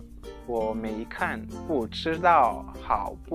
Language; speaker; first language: Chinese; non-native, fluent; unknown